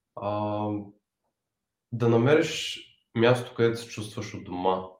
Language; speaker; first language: Bulgarian; native; Bulgarian